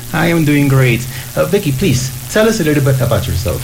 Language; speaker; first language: English; non-native, fluent; Spanish